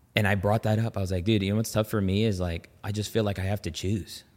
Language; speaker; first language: English; native; English